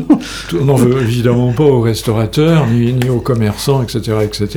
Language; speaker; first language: French; native; French